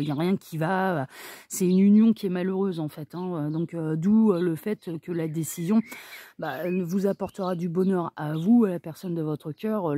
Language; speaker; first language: French; native; French